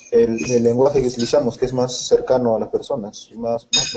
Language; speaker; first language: Spanish; native; Spanish